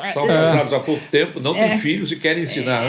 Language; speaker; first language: Portuguese; native; Portuguese